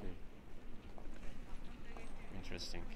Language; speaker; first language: English; non-native, fluent; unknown